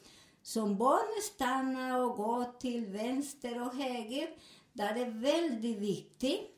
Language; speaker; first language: Swedish; non-native, fluent; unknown